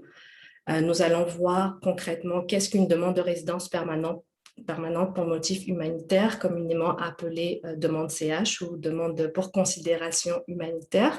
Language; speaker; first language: French; native; French